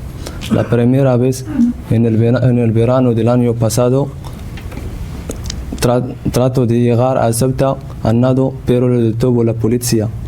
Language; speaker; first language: Spanish; non-native, learner; Central Atlas Tamazight